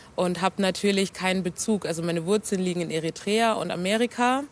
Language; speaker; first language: German; native; German